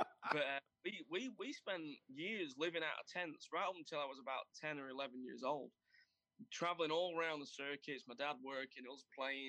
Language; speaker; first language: English; native; English